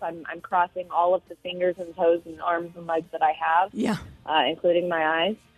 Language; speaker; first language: English; native; English